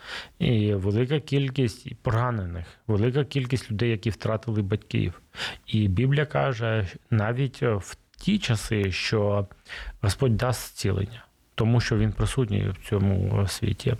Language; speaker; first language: Ukrainian; non-native, local second language; Russian